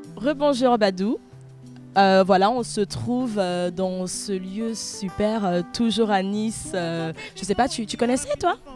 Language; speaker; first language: French; native; French